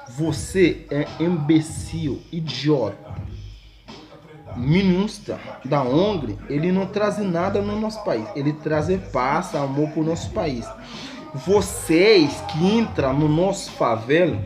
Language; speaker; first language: Portuguese; non-native, learner; Haitian Creole